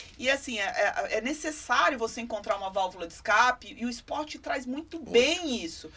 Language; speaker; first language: Portuguese; native; Portuguese